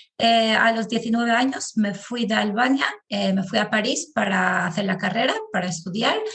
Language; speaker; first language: Spanish; non-native, fluent; Albanian